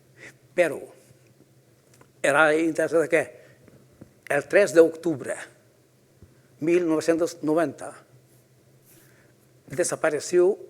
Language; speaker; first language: Spanish; non-native, fluent; Hungarian